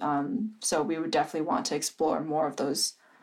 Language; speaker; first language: English; native; English